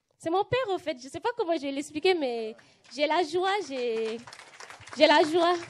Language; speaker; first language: French; non-native, local second language; Wolof